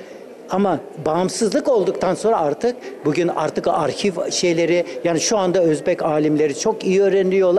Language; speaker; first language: Turkish; early bilingual, other home language; Uzbek